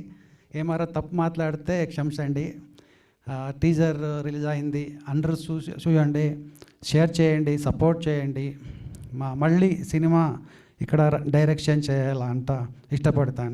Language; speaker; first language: Telugu; non-native, learner; Kannada